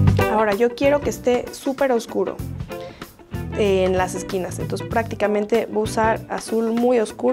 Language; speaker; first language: Spanish; native; Spanish